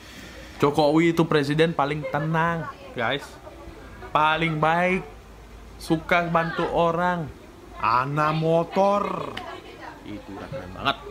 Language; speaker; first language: Indonesian; non-native, fluent; Russian